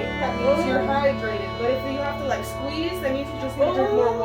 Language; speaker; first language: English; native; English